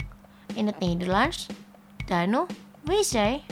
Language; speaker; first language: Dutch; non-native, fluent; Indonesian